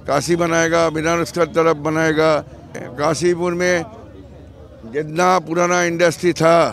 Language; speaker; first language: Hindi; non-native, local second language; Bangla